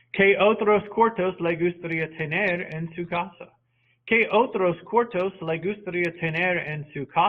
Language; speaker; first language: Spanish; non-native, fluent; English